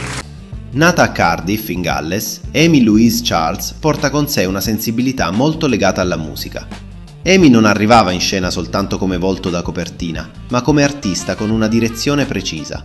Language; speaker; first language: Italian; native; Italian